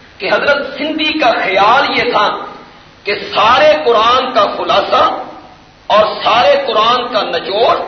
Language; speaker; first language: Urdu; non-native, local second language; Punjabi